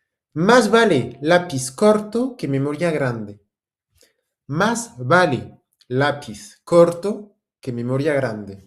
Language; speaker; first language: Spanish; non-native, fluent; French